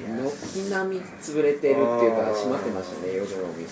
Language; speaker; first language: Japanese; native; Japanese